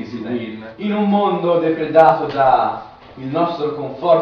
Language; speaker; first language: Italian; native; Italian